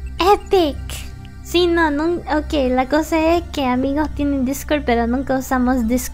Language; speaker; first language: Spanish; early bilingual, heritage; Spanish